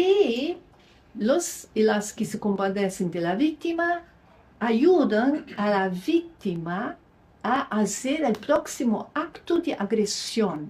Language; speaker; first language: Spanish; non-native, fluent; Luxembourgish